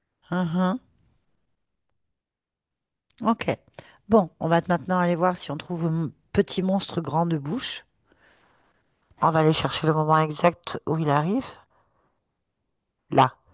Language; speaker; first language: French; native; French